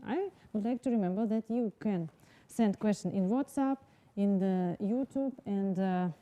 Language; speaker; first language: English; non-native, learner; Russian